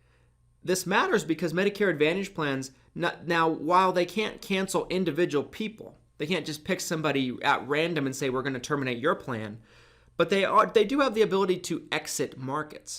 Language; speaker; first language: English; native; English